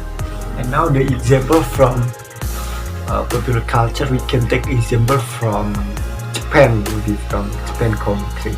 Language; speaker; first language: English; non-native, learner; Indonesian